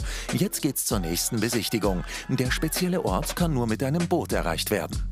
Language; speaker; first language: German; native; German